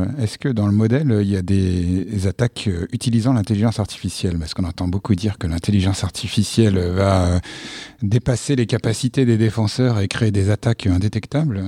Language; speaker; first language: French; native; French